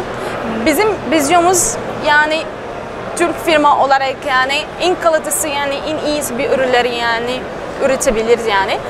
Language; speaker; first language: Turkish; non-native, learner; Arabic